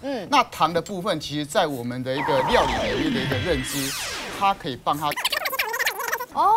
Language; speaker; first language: Chinese; native; Chinese